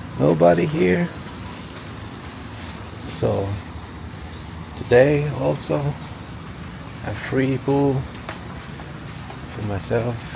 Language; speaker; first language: English; non-native, learner; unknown